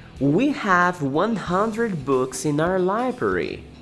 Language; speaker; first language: English; non-native, fluent; Portuguese